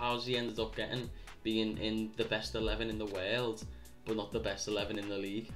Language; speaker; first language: English; native; English